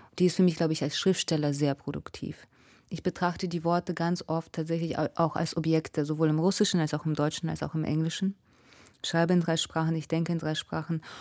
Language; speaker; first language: German; early bilingual, other home language; Russian